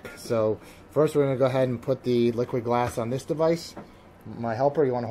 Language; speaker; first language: English; native; English